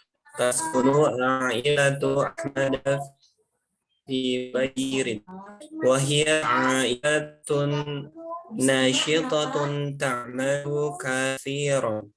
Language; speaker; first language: Arabic; non-native, learner; Indonesian